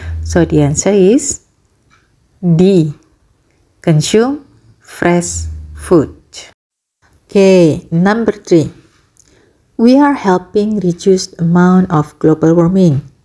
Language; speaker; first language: English; non-native, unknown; Indonesian